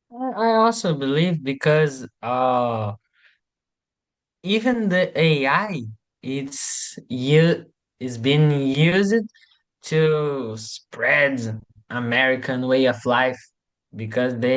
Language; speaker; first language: English; non-native, learner; Portuguese